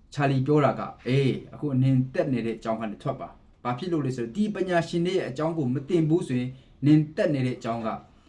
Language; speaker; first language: Burmese; non-native, local second language; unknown